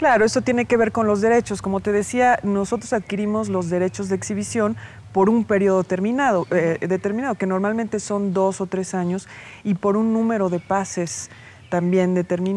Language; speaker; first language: Spanish; native; Spanish